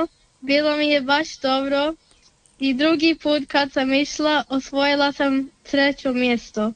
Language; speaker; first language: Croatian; early bilingual, heritage; Serbian